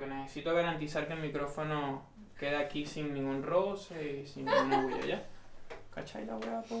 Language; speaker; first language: Spanish; native; Spanish